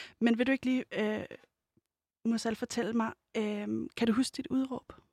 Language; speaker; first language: Danish; native; Danish